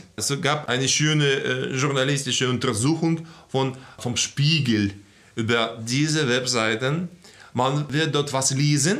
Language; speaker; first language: German; non-native, fluent; Russian